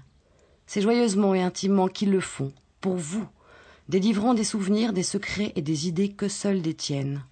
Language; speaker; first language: French; native; French